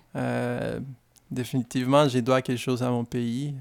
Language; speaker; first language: French; non-native, fluent; Spanish